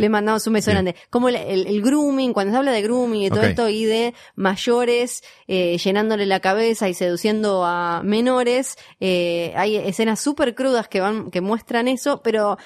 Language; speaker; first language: Spanish; native; Spanish